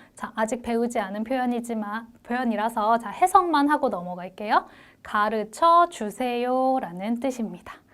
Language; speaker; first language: Korean; native; Korean